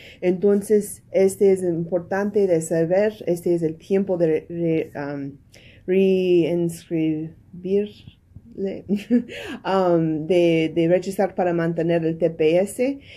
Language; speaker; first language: Spanish; non-native, learner; English